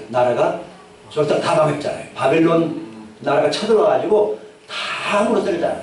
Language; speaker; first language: Korean; native; Korean